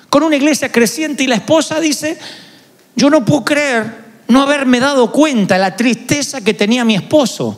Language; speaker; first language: Spanish; native; Spanish